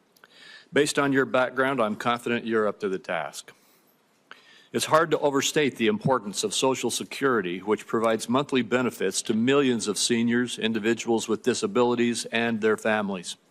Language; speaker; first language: English; native; English